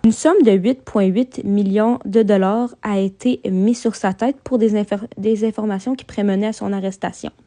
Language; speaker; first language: French; native; French